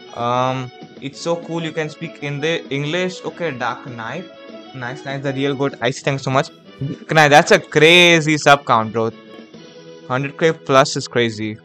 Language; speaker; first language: English; non-native, local second language; Hindi